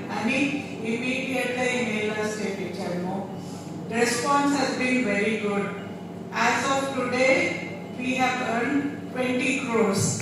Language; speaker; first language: English; non-native, local second language; Telugu